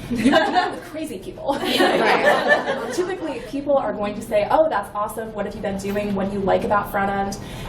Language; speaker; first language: English; native; English